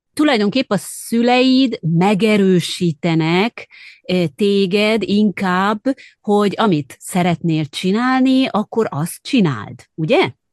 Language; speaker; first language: Hungarian; native; Hungarian